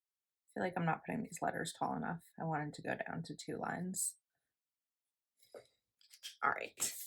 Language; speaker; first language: English; native; English